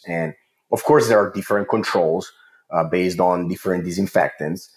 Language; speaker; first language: English; non-native, fluent; Italian